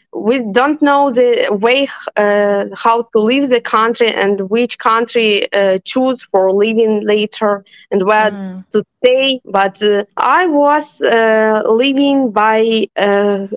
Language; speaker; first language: English; non-native, learner; Ukrainian